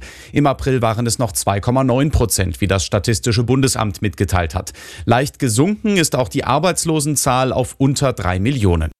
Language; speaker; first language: German; native; German